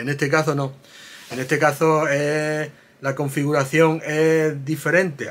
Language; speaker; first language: Spanish; native; Spanish